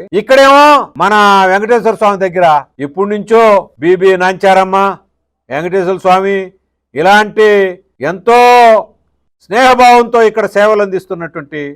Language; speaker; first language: Telugu; native; Telugu